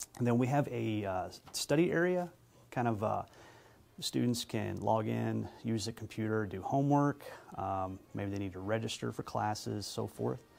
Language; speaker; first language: English; native; English